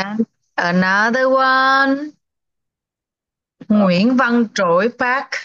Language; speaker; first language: English; non-native, learner; Vietnamese